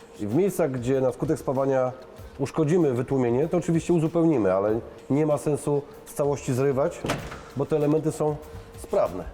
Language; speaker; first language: Polish; native; Polish